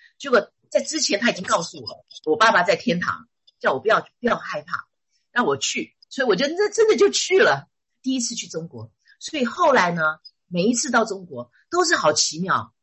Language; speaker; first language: Chinese; native; Chinese